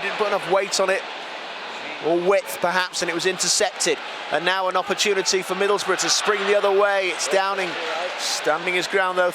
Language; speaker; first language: English; native; English